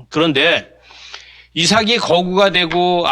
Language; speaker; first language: Korean; native; Korean